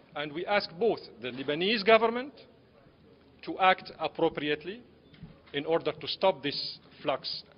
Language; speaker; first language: English; non-native, fluent; Arabic